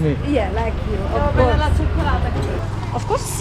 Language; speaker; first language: English; non-native, learner; Russian